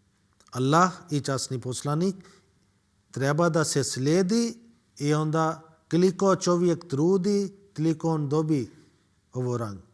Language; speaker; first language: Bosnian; non-native, learner; Urdu